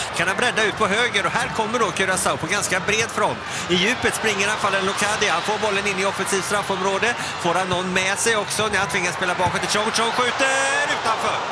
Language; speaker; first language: Swedish; native; Swedish